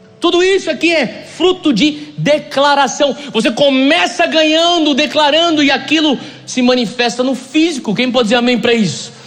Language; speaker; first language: Portuguese; native; Portuguese